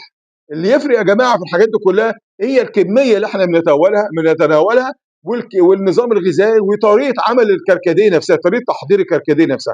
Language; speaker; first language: Arabic; native; Arabic